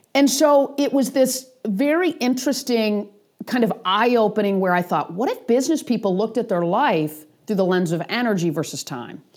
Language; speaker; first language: English; native; English